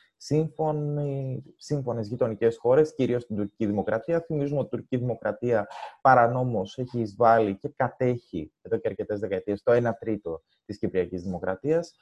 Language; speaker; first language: Greek; native; Greek